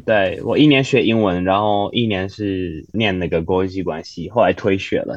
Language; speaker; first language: Chinese; non-native, fluent; Turkish